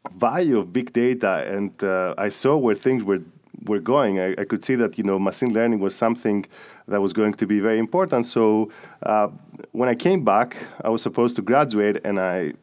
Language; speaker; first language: English; non-native, fluent; Greek